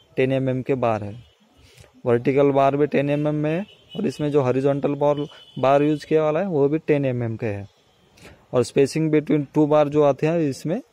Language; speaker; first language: Hindi; non-native, local second language; Marathi